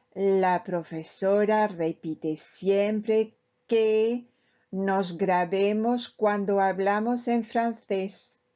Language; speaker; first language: Spanish; non-native, fluent; French